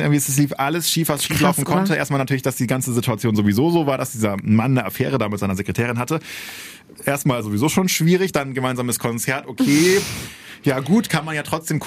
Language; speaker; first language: German; native; German